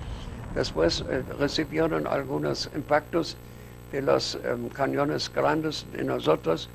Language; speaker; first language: Spanish; non-native, fluent; German